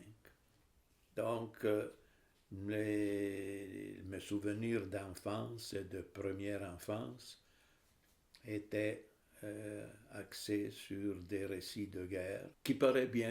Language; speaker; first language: French; non-native, fluent; Italian